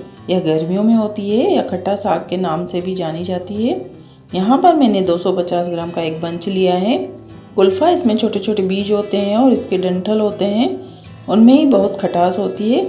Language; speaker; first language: Hindi; native; Hindi